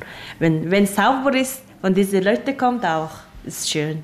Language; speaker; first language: German; non-native, learner; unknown